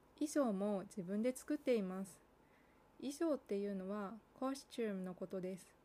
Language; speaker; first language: Japanese; native; Japanese